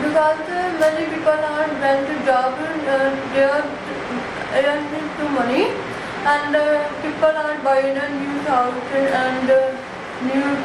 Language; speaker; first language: English; non-native, learner; Punjabi